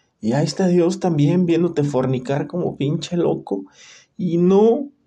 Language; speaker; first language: Spanish; native; Spanish